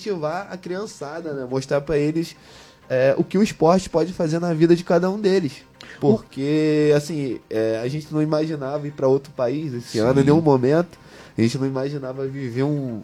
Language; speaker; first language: Portuguese; native; Portuguese